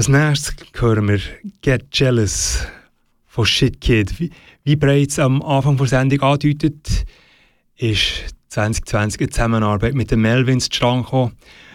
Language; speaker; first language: German; native; German